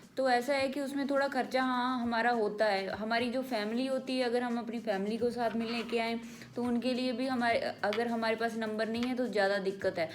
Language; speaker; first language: Hindi; non-native, local second language; Punjabi